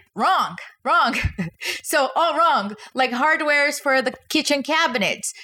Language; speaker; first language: English; non-native, fluent; Portuguese